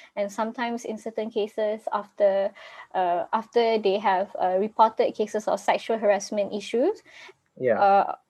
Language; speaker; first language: English; non-native, local second language; Malay